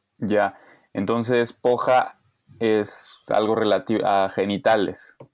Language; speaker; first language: Spanish; native; Spanish